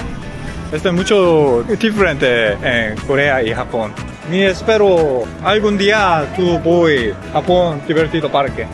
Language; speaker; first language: Spanish; non-native, learner; Korean